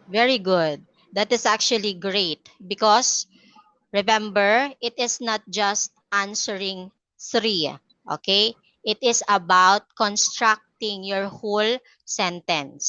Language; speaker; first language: English; non-native, fluent; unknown